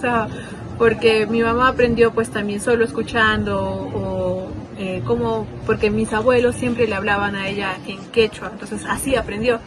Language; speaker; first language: Spanish; native; Spanish